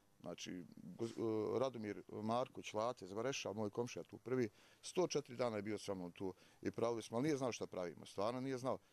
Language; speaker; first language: Serbian; native; Serbian